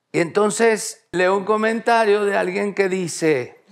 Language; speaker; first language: Spanish; native; Spanish